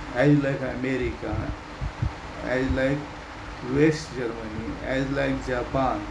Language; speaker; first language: English; non-native, local second language; Marathi